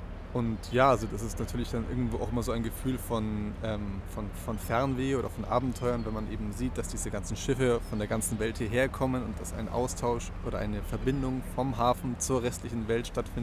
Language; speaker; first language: German; native; German